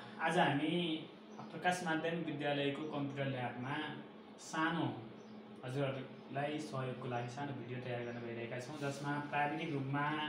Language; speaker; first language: Nepali; native; Nepali